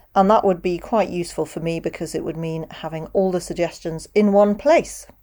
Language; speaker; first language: English; native; English